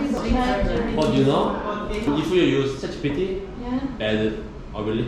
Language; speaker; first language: English; non-native, learner; Korean